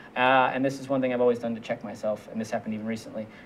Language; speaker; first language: English; native; English